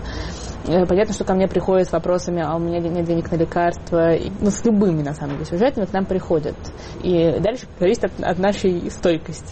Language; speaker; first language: Russian; native; Russian